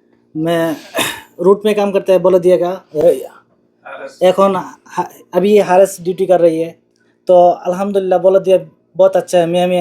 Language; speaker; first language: Hindi; non-native, local second language; Bangla